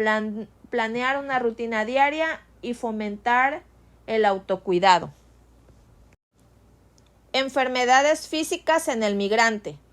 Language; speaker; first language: Spanish; native; Spanish